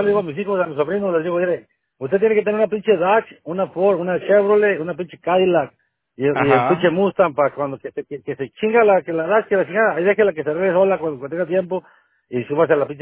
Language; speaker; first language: Spanish; native; Spanish